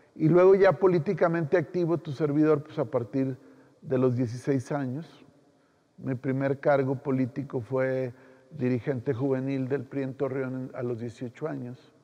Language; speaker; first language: Spanish; native; Spanish